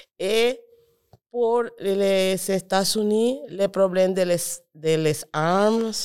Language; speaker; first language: French; non-native, learner; Spanish